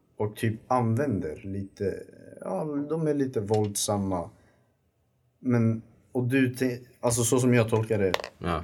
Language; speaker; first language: Swedish; early bilingual, other home language; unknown